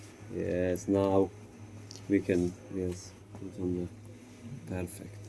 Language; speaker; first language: English; non-native, learner; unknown